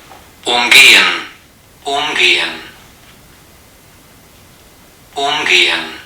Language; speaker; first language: German; non-native, fluent; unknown